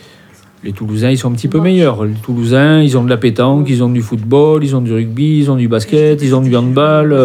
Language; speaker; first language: French; native; French